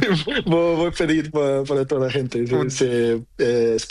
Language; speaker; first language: Spanish; non-native, learner; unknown